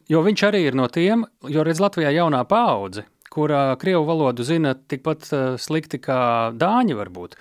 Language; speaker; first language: Latvian; native; Latvian